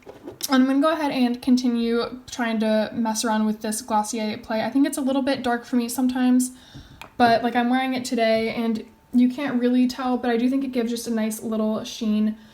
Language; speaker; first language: English; native; English